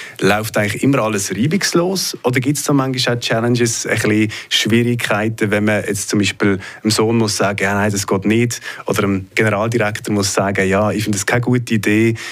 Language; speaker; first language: German; native; German